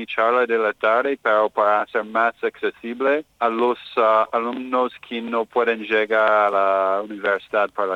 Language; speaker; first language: Spanish; non-native, learner; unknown